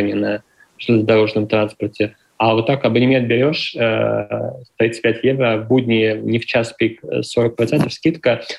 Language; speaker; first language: Russian; native; Russian